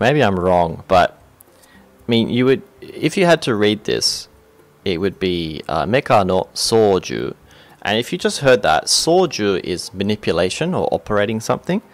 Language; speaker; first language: English; native; English